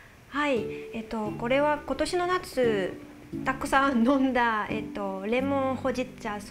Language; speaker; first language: Japanese; non-native, fluent; French